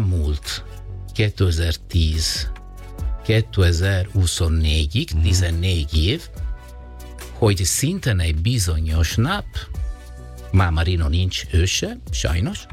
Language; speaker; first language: Hungarian; non-native, learner; Italian